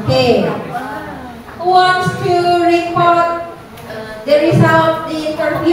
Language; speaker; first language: English; non-native, learner; Indonesian